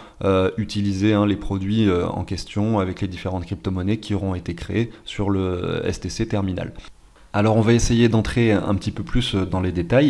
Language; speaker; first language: French; native; French